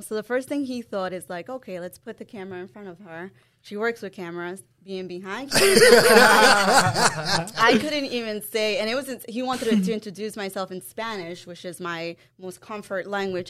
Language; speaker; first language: English; non-native, fluent; Spanish